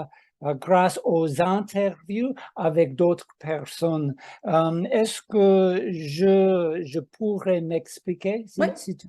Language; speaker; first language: French; non-native, fluent; English